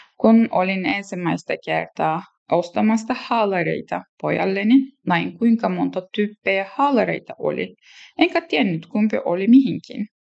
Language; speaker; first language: Finnish; non-native, learner; Turkish